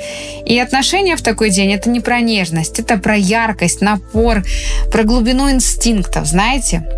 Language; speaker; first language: Russian; native; Russian